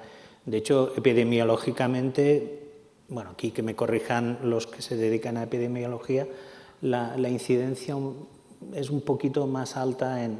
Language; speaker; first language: Spanish; native; Spanish